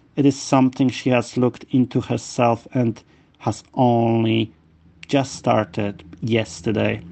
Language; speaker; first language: English; non-native, fluent; Polish